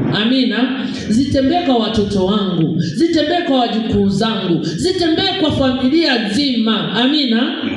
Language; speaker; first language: Swahili; native; Swahili